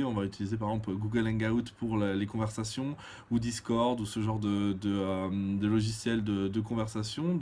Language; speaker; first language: French; native; French